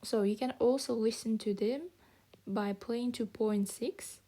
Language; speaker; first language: English; non-native, fluent; Kazakh